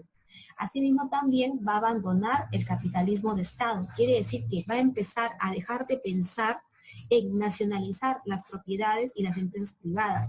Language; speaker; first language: Spanish; native; Spanish